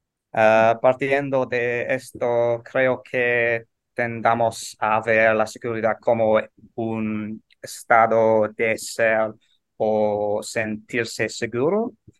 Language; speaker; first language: Spanish; non-native, learner; English